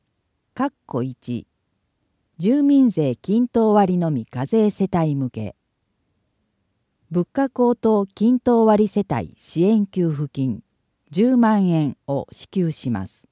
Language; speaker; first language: Japanese; native; Japanese